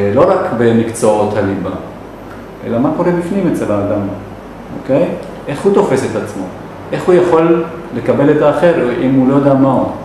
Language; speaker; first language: Hebrew; non-native, local second language; Arabic